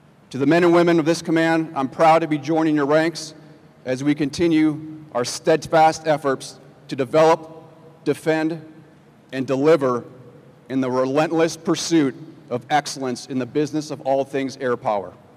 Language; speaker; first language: English; native; English